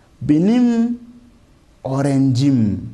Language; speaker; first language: Turkish; non-native, learner; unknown